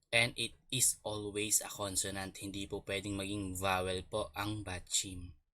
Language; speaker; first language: Filipino; native; Filipino